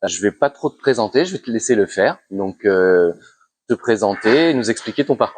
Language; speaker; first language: French; native; French